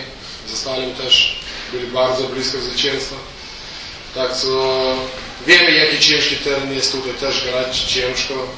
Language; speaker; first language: Polish; non-native, learner; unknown